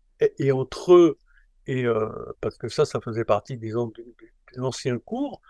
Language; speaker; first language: French; non-native, local second language; Arabic